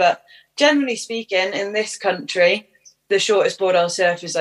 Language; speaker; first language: English; native; English